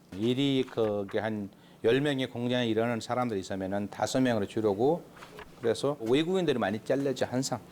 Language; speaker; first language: Korean; non-native, fluent; Nepali